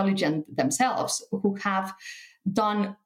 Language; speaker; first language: English; non-native, fluent; Catalan